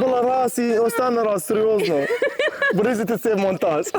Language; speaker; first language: Ukrainian; non-native, learner; Arabic